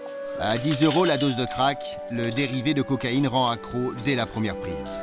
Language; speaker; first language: French; native; French